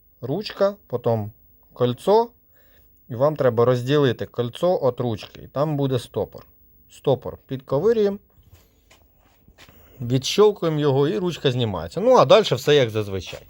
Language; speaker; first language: Ukrainian; native; Ukrainian